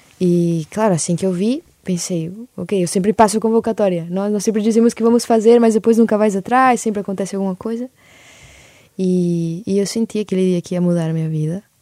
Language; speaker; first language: Portuguese; early bilingual, other home language; Spanish